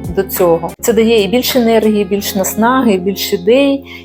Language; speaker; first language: Ukrainian; non-native, local second language; Russian